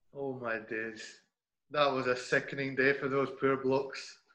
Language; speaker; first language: English; native; English